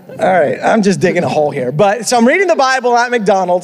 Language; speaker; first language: English; early bilingual, other home language; Spanish